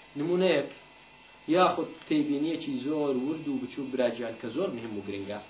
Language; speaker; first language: Central Kurdish; native; Central Kurdish